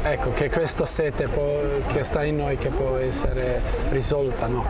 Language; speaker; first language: Italian; non-native, fluent; Croatian